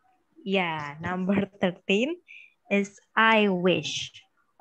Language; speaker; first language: English; non-native, fluent; Indonesian